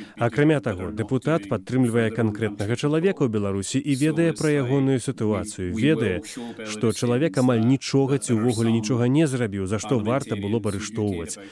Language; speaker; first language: Belarusian; non-native, fluent; English